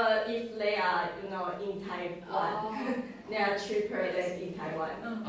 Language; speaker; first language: English; non-native, learner; Chinese